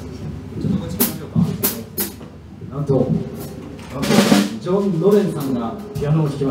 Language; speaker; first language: Japanese; native; Japanese